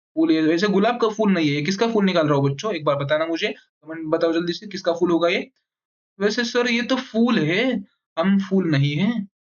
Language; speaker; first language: Hindi; non-native, local second language; Marathi